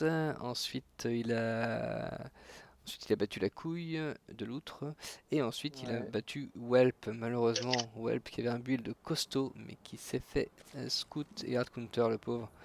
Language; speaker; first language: French; native; French